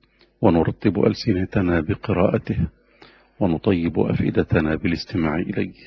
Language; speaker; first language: Arabic; native; Arabic